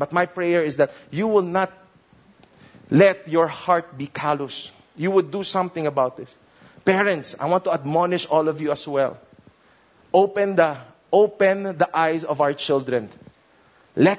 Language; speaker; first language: English; non-native, local second language; Filipino